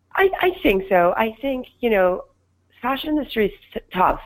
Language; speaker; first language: English; non-native, fluent; Persian